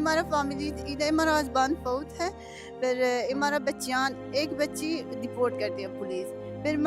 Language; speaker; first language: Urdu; non-native, learner; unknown